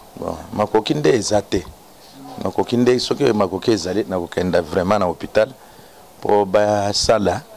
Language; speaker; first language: Lingala; native; Lingala